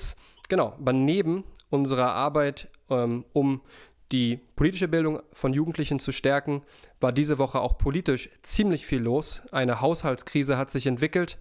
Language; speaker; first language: German; native; German